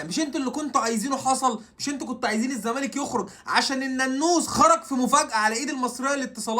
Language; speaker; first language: Arabic; native; Arabic